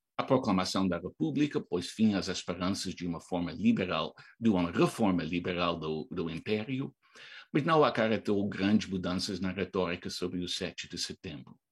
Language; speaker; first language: Portuguese; non-native, fluent; English